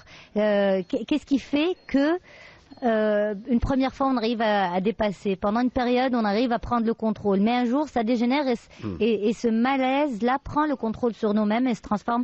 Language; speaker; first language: French; non-native, local second language; Arabic